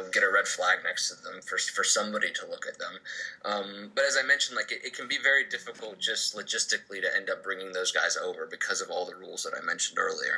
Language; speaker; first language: English; native; English